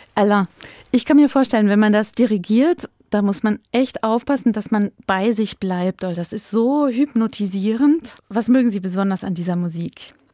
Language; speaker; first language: German; native; German